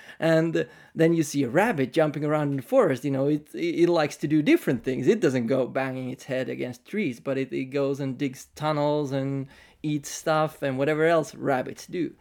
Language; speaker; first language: English; non-native, fluent; Finnish